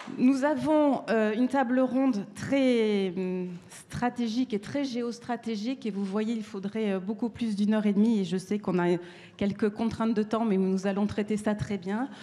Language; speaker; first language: French; native; French